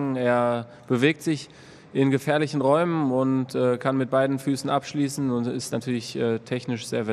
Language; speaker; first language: German; native; German